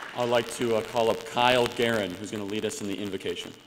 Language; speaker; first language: English; native; English